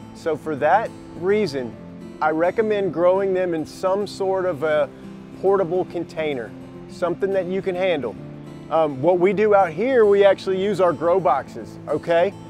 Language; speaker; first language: English; native; English